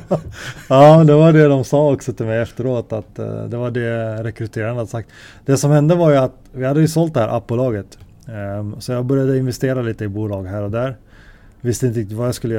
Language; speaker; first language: Swedish; native; Swedish